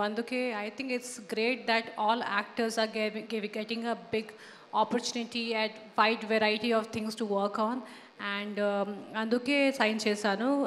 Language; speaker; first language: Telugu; non-native, fluent; Hindi